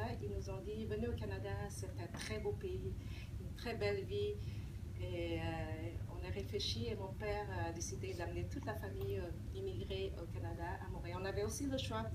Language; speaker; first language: French; early bilingual, other home language; Vietnamese